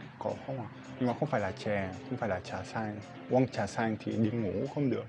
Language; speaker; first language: Vietnamese; non-native, fluent; Polish